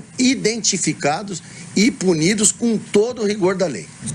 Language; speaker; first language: Portuguese; native; Portuguese